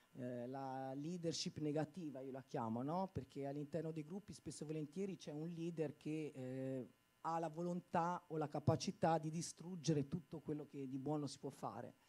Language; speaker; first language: Italian; native; Italian